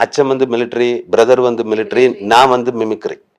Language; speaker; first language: Tamil; non-native, learner; Malayalam